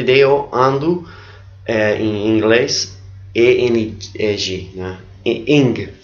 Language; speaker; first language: Portuguese; non-native, fluent; English